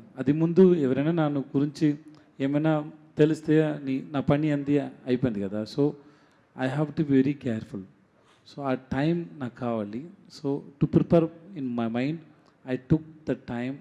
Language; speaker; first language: Telugu; non-native, learner; Tamil